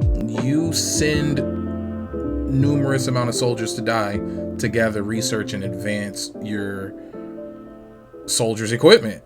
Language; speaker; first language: English; native; English